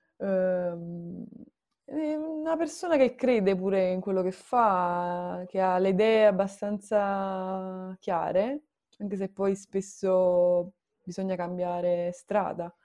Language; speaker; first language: Italian; native; Italian